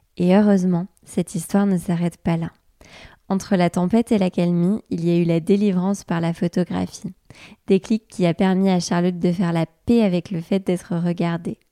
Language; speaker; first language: French; native; French